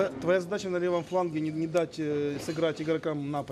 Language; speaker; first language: Russian; native; Russian